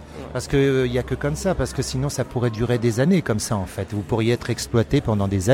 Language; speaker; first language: French; native; French